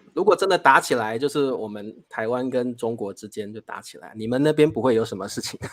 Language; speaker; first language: Chinese; native; Chinese